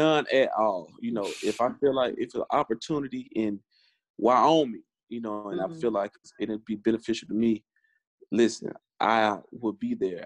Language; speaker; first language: English; native; English